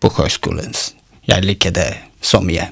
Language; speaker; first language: Norwegian; non-native, learner; Bulgarian